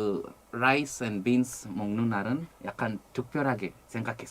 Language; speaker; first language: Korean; non-native, fluent; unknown